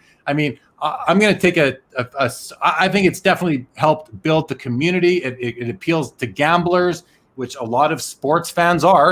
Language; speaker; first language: English; native; English